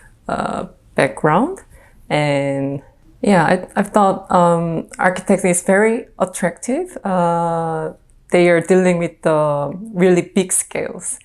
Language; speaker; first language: English; non-native, fluent; Korean